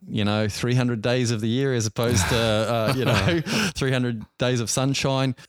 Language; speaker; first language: English; native; English